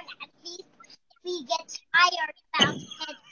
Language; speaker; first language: English; non-native, learner; Chinese